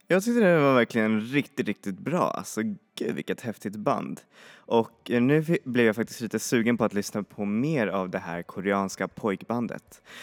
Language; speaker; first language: Swedish; native; Swedish